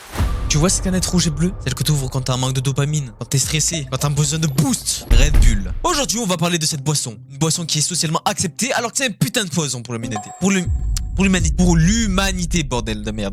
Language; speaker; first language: French; native; French